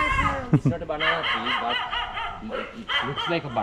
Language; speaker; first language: English; non-native, learner; Sinhala